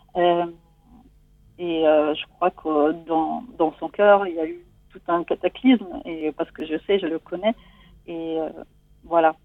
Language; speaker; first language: French; non-native, fluent; Italian